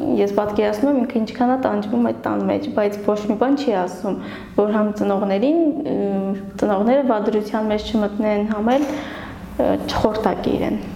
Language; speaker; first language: Armenian; non-native, local second language; Kurdish